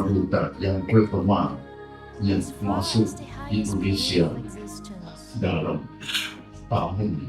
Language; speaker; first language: Indonesian; non-native, learner; Thai